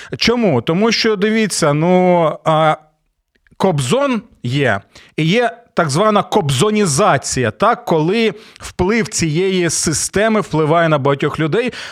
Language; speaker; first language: Ukrainian; non-native, local second language; Russian